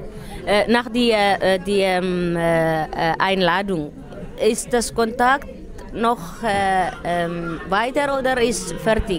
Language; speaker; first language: German; non-native, learner; Tigrinya